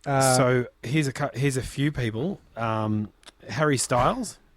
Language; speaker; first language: English; native; English